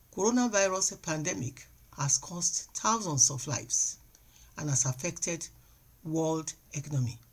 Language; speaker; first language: English; non-native, local second language; Yoruba